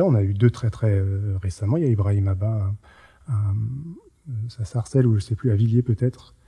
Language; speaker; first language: French; native; French